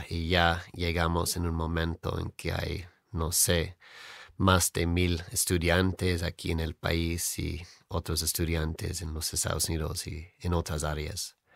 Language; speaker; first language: Spanish; non-native, fluent; English